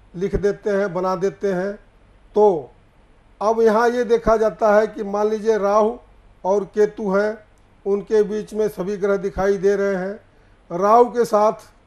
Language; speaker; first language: Hindi; native; Hindi